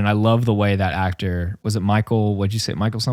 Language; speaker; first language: English; native; English